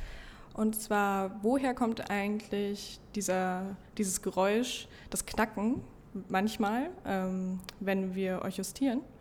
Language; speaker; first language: German; native; German